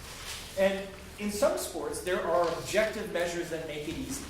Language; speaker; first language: English; native; English